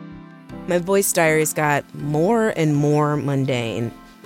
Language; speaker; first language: English; native; English